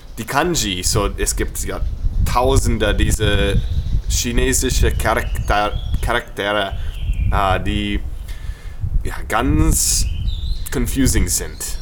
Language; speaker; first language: German; non-native, learner; English